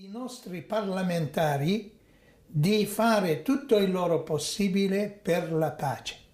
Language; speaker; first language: Italian; non-native, fluent; Arabic